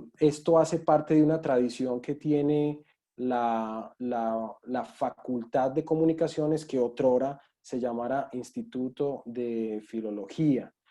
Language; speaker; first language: Spanish; native; Spanish